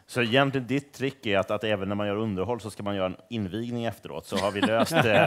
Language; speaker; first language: Swedish; native; Swedish